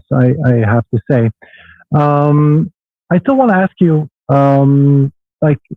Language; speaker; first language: English; non-native, fluent; Swedish